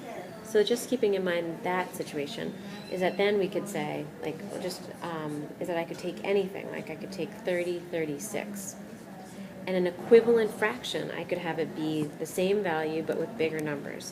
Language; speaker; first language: English; native; English